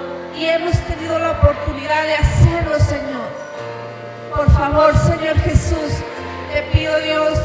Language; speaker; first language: Spanish; native; Spanish